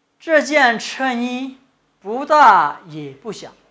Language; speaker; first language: Chinese; non-native, fluent; Thai